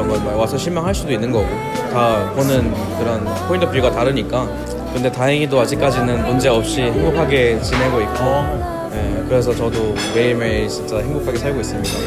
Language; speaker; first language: Korean; early bilingual, other home language; Bangla